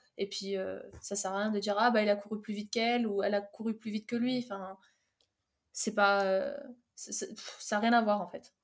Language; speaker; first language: French; early bilingual, other home language; Arabic